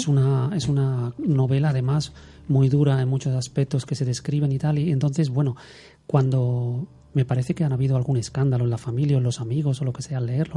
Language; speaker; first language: Spanish; native; Spanish